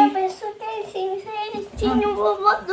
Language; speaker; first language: Indonesian; early bilingual, heritage; Chinese